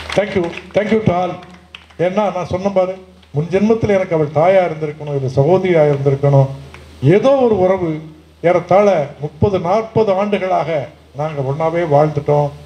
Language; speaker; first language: Tamil; native; Tamil